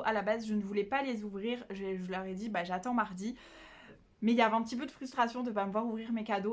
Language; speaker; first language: French; native; French